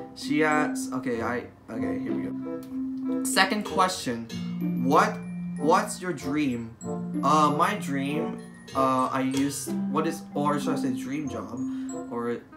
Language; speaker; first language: English; native; English